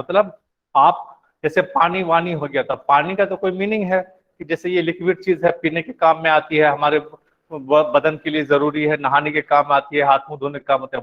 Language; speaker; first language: Urdu; native; Urdu